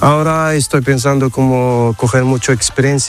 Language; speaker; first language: Spanish; non-native, learner; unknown